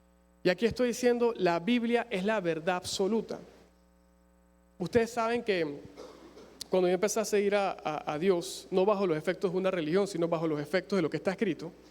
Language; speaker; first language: Spanish; native; Spanish